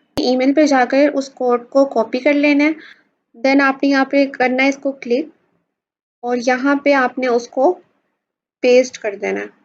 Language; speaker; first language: Urdu; native; Urdu